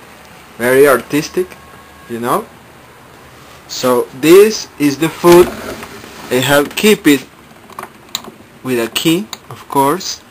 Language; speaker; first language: English; non-native, learner; Spanish